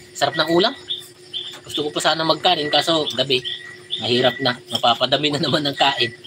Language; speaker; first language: Filipino; non-native, local second language; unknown